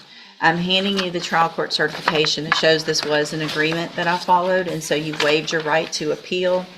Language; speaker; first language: English; native; English